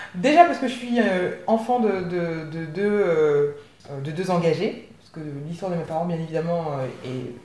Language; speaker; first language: French; native; French